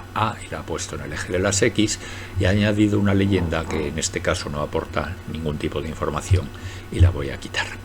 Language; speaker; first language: Spanish; native; Spanish